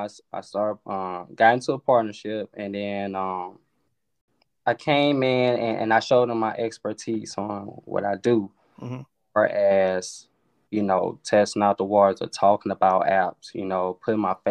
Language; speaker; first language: English; native; English